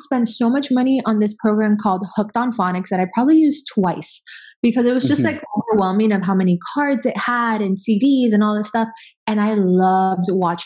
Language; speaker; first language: English; early bilingual, other home language; Spanish